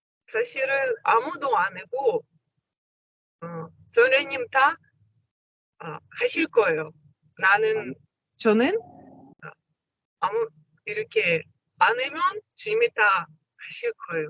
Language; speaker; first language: Korean; non-native, learner; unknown